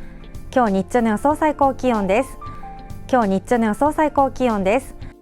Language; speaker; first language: Japanese; native; Japanese